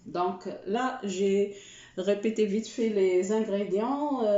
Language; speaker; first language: French; non-native, local second language; Arabic